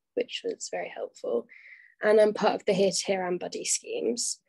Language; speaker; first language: English; native; English